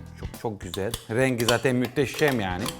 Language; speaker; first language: Turkish; non-native, fluent; Italian